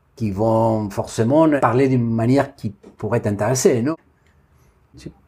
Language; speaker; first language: French; non-native, fluent; Spanish